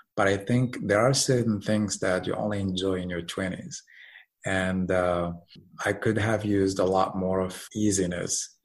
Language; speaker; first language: English; non-native, fluent; Arabic